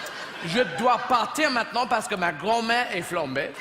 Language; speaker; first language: French; non-native, fluent; English